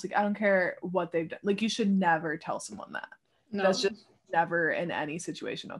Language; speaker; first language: English; native; English